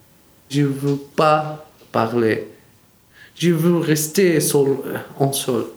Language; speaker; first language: French; non-native, learner; Arabic